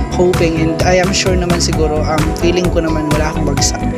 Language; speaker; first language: Filipino; non-native, local second language; Cebuano